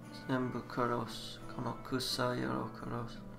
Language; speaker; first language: Japanese; non-native, learner; English